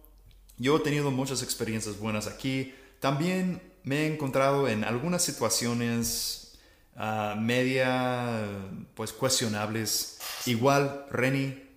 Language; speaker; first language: Spanish; non-native, fluent; English